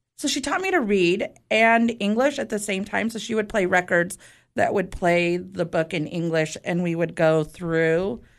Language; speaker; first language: English; early bilingual, other home language; Spanish